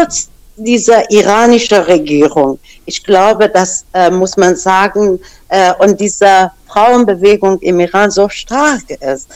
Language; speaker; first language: German; non-native, fluent; Persian